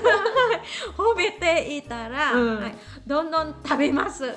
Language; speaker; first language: Japanese; non-native, learner; Vietnamese